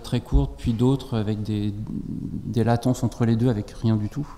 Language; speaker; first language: French; native; French